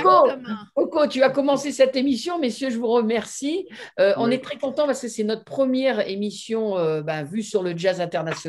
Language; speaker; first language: French; native; French